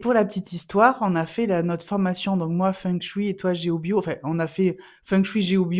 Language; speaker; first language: French; native; French